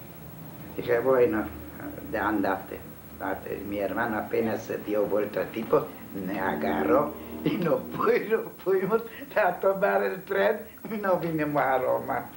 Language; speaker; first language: Spanish; non-native, fluent; Hungarian